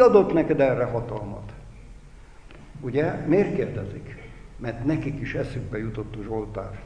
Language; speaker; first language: Hungarian; native; Hungarian